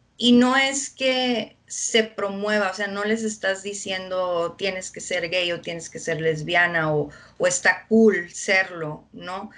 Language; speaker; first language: Spanish; early bilingual, heritage; Spanish